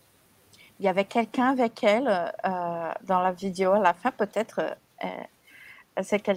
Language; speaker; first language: French; non-native, fluent; Portuguese